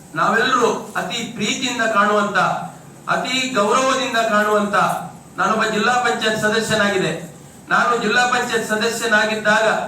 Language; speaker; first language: Kannada; non-native, local second language; Konkani